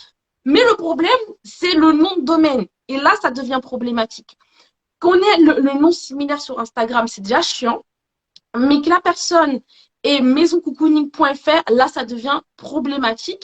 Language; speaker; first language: French; native; French